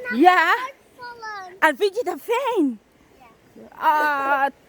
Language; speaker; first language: Dutch; non-native, learner; Filipino